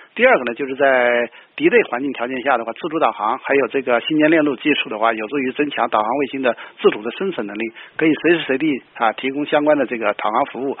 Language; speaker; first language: Chinese; native; Chinese